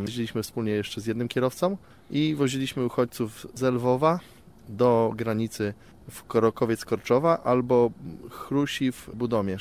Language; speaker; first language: Polish; native; Polish